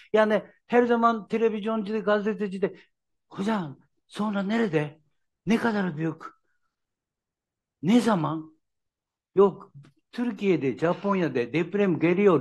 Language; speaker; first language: Turkish; non-native, learner; Japanese